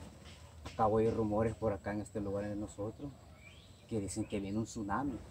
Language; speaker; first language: Spanish; native; Spanish